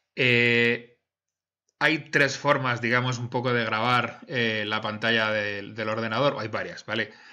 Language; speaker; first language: Spanish; native; Spanish